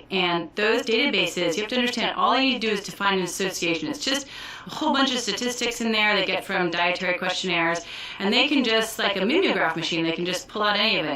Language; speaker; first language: English; native; English